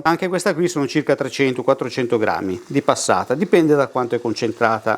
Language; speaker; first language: Italian; native; Italian